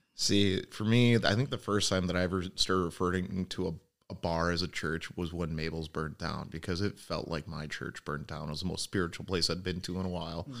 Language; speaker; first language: English; native; English